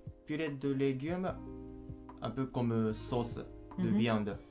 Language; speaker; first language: French; non-native, learner; Japanese